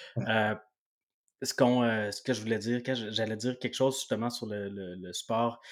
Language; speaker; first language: French; native; French